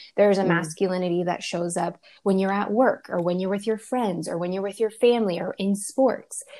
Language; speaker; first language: English; early bilingual, other home language; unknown